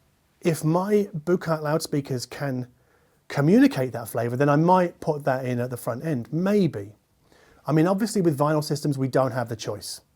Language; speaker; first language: English; native; English